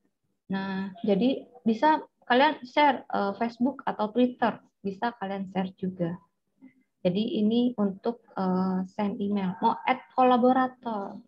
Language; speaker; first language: Indonesian; native; Indonesian